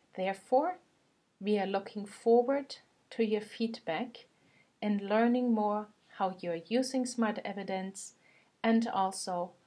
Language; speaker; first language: English; non-native, fluent; German